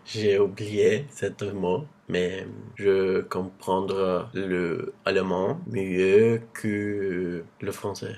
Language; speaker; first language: French; non-native, learner; Portuguese